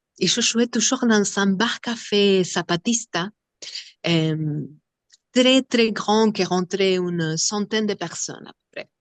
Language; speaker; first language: French; non-native, fluent; Spanish